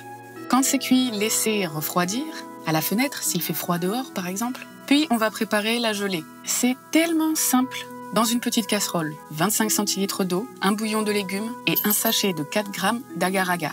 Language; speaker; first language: French; native; French